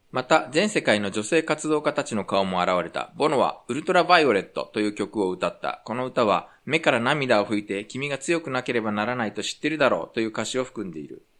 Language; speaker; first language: Japanese; native; Japanese